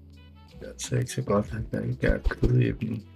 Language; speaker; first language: Danish; native; Danish